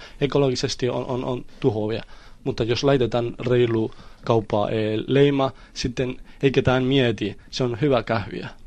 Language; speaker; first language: Finnish; non-native, learner; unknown